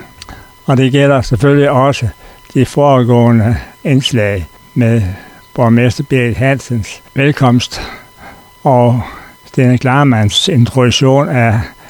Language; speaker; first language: Danish; native; Danish